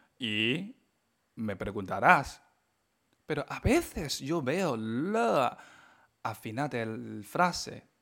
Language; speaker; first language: Spanish; non-native, fluent; Chinese